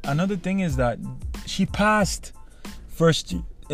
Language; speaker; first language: English; non-native, local second language; Igbo